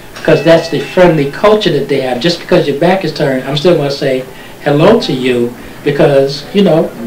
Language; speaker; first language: English; native; English